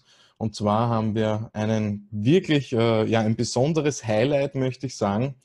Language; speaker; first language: German; native; German